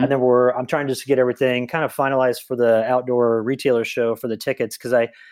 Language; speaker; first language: English; native; English